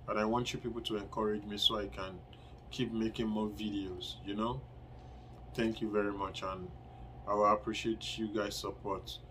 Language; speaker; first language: English; non-native, local second language; Yoruba